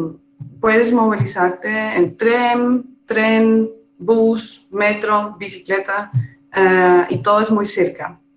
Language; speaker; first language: Spanish; non-native, fluent; Dutch